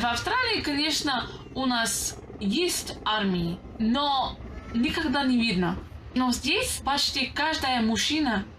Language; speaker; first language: Russian; non-native, learner; English